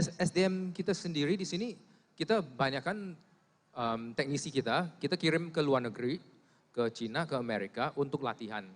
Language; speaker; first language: Indonesian; non-native, fluent; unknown